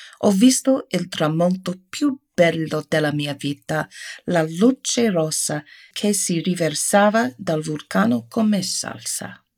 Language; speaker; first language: Italian; non-native, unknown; English